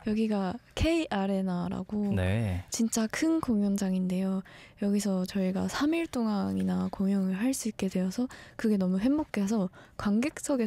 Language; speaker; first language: Korean; non-native, fluent; Japanese